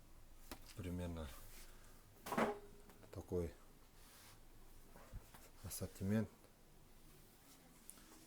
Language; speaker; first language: Russian; native; Russian